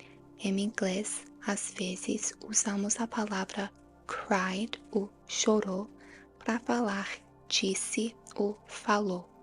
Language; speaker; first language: Portuguese; non-native, fluent; English